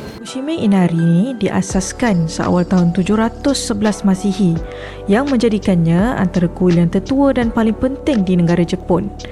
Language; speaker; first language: Malay; native; Malay